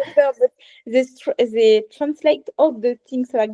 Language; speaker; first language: English; non-native, learner; French